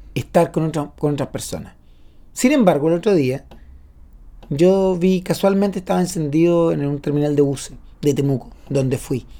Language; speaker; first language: Spanish; native; Spanish